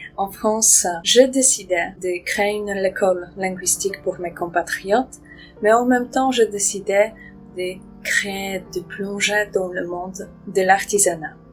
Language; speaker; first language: French; non-native, fluent; Polish